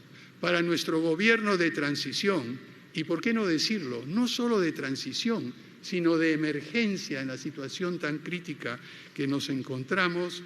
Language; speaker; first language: Spanish; native; Spanish